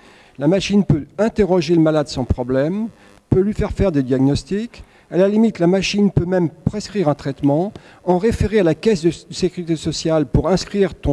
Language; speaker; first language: French; native; French